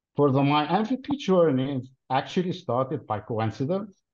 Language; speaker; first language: English; non-native, fluent; Arabic